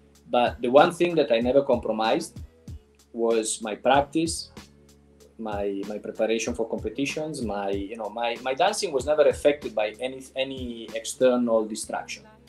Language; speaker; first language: English; non-native, fluent; Italian